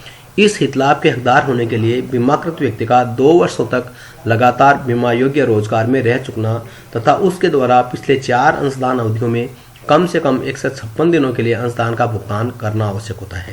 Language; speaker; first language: Hindi; native; Hindi